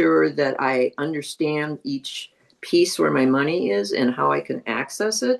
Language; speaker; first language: English; native; English